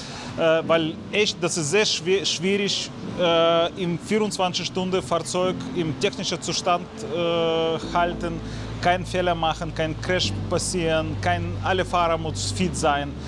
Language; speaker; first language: German; non-native, learner; Russian